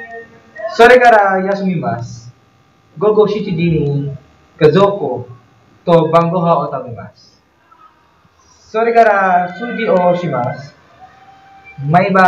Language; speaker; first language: Japanese; non-native, learner; Filipino